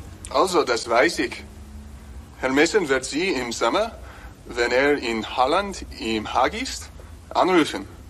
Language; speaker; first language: German; non-native, learner; English